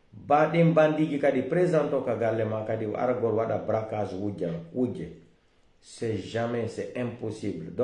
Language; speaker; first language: French; non-native, local second language; Fula